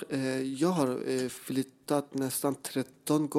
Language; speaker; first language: Swedish; non-native, fluent; Persian